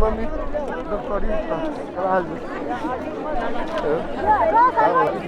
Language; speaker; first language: Spanish; native; Spanish